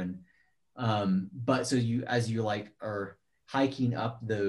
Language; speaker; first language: English; native; English